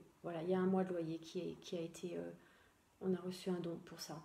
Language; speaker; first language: French; native; French